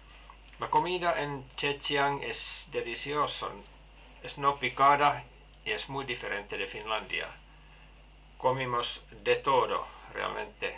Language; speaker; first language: Spanish; non-native, fluent; Finnish